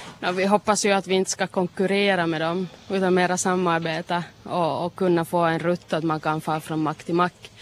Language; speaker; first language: Swedish; native; Swedish